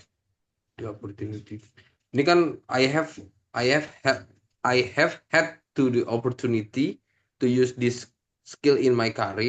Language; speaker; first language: English; non-native, learner; Indonesian